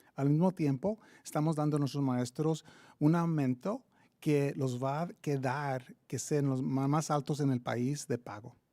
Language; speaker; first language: Spanish; early bilingual, heritage; Spanish